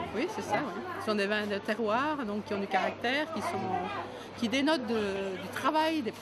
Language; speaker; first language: French; native; French